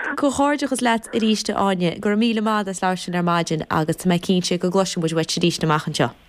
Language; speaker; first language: Irish; native; Irish